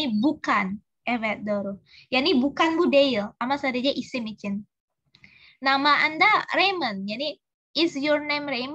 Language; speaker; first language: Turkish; non-native, learner; Indonesian